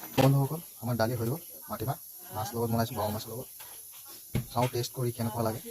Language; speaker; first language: Assamese; non-native, local second language; Bangla